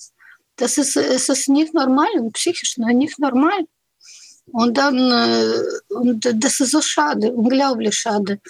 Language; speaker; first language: German; non-native, learner; Russian